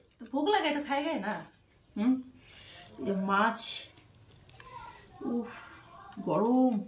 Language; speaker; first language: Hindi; non-native, local second language; Bangla